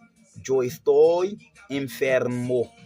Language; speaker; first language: Spanish; non-native, fluent; Haitian Creole